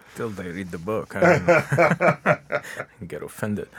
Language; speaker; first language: English; non-native, fluent; Arabic